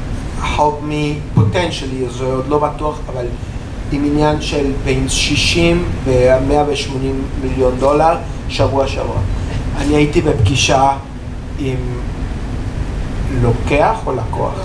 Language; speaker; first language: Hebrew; non-native, learner; English